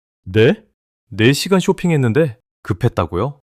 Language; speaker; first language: Korean; early bilingual, heritage; English